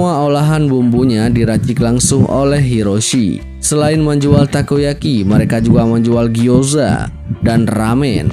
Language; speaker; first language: Indonesian; native; Indonesian